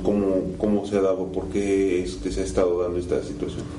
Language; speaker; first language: Spanish; native; Spanish